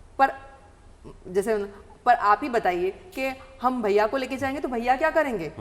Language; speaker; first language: Hindi; non-native, local second language; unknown